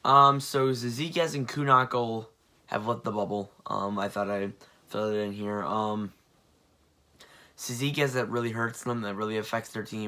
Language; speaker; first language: English; native; English